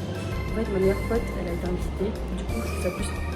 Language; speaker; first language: French; native; French